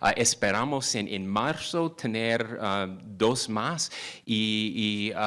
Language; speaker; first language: Spanish; non-native, fluent; English